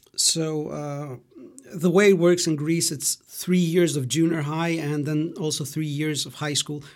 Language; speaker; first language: English; non-native, fluent; Greek